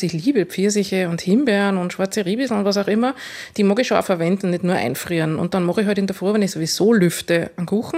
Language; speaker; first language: German; native; German